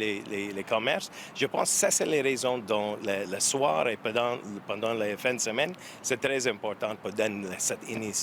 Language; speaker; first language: French; non-native, learner; English